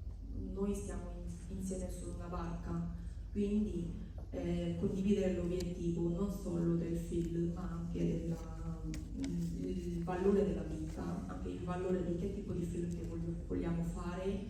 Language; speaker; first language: Italian; non-native, fluent; Korean